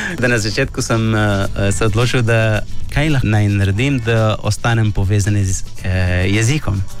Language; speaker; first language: Slovenian; non-native, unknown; Arabic